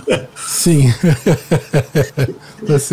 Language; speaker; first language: Portuguese; native; Portuguese